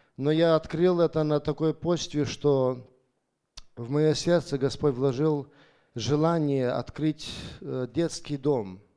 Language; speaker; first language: Russian; native; Russian